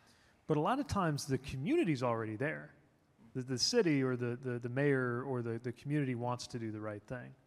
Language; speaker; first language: English; native; English